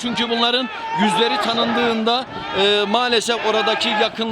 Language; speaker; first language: Turkish; native; Turkish